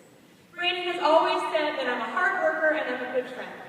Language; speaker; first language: English; native; English